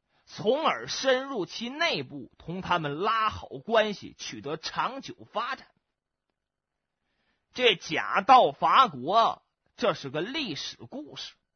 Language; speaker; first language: Chinese; native; Chinese